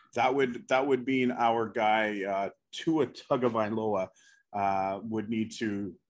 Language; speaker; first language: English; native; English